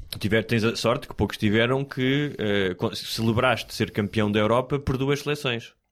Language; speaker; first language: Portuguese; native; Portuguese